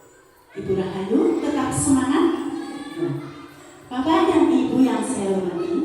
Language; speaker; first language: Indonesian; non-native, local second language; Javanese